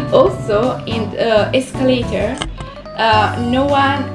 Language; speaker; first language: English; non-native, fluent; Italian